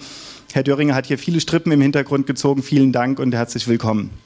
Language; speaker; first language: German; native; German